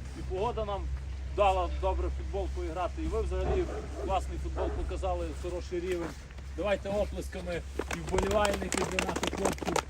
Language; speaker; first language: Ukrainian; non-native, local second language; Russian